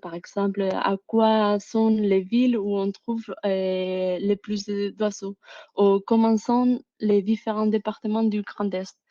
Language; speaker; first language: French; non-native, fluent; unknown